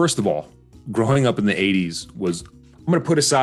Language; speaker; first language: English; early bilingual, other home language; Arabic